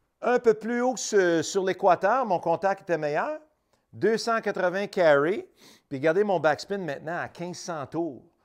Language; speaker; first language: French; native; French